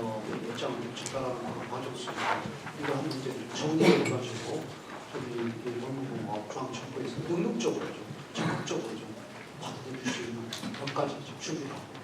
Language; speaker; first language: Korean; native; Korean